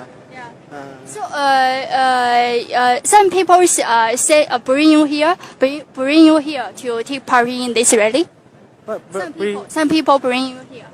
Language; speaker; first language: English; non-native, learner; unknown